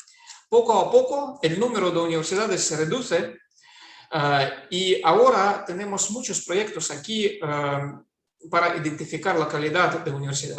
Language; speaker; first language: Spanish; non-native, fluent; Russian